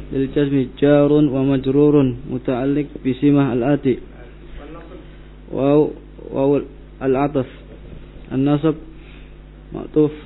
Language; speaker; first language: Arabic; non-native, learner; Indonesian